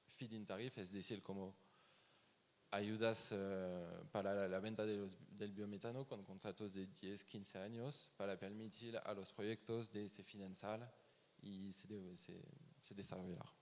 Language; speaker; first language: Spanish; non-native, fluent; French